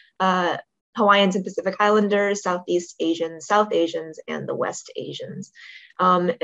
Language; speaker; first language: English; native; English